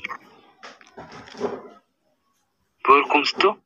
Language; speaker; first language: German; non-native, learner; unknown